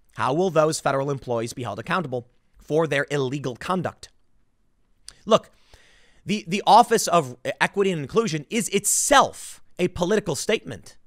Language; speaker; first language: English; native; English